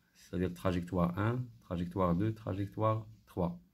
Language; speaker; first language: French; non-native, local second language; Arabic